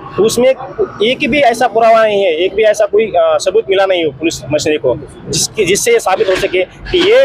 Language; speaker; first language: Hindi; non-native, local second language; Marathi